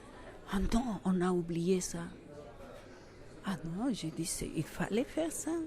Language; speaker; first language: French; non-native, fluent; Quechua